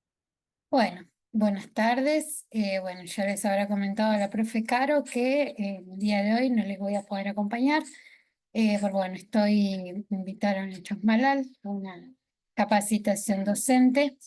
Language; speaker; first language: Spanish; native; Spanish